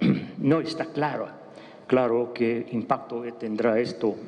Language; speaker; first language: Spanish; non-native, fluent; English